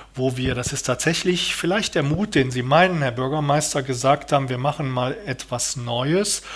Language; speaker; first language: German; native; German